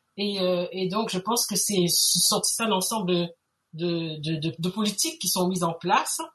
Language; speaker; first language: French; native; French